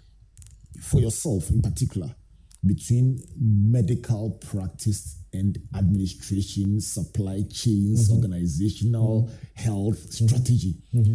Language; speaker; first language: English; non-native, local second language; Akan